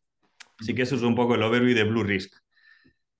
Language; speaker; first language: Spanish; native; Spanish